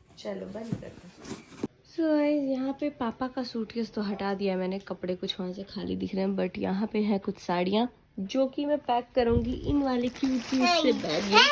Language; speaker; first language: Hindi; native; Hindi